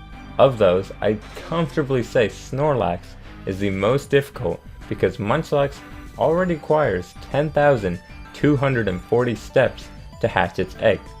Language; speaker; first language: English; native; English